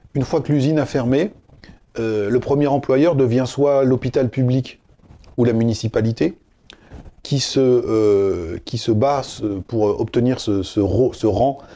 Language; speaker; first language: French; native; French